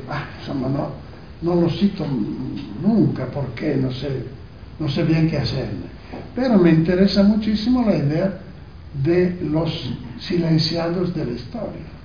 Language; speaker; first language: Spanish; non-native, fluent; Italian